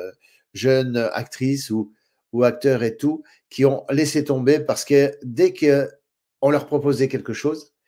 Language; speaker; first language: French; native; French